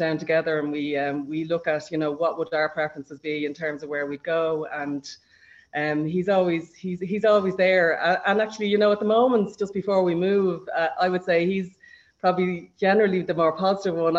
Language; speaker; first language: English; native; English